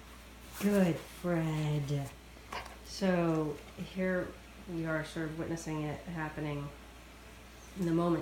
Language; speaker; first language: English; native; English